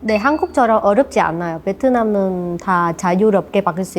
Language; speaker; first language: Korean; non-native, learner; Vietnamese